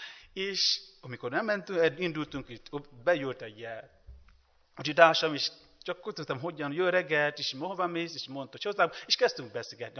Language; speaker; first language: Hungarian; non-native, learner; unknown